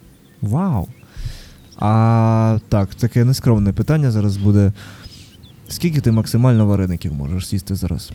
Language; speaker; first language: Ukrainian; native; Ukrainian